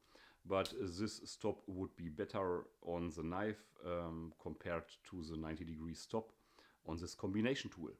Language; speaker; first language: English; non-native, fluent; German